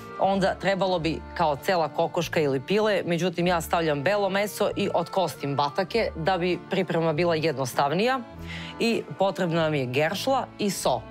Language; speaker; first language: Serbian; native; Serbian